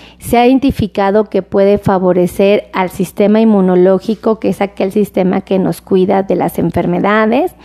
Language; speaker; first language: Spanish; native; Spanish